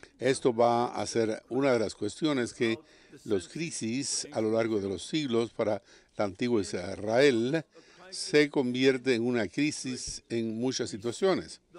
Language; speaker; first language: Spanish; non-native, fluent; English